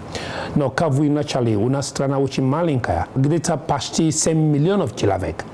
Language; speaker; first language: Russian; non-native, learner; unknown